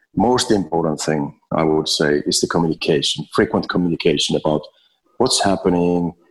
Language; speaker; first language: English; non-native, fluent; Finnish